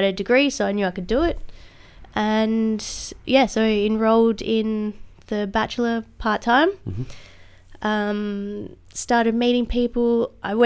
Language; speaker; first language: English; native; English